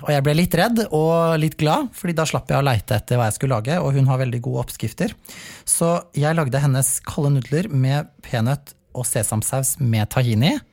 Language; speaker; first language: Norwegian; native; Norwegian